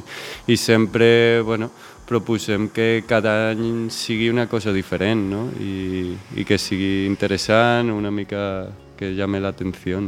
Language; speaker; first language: Catalan; non-native, local second language; Spanish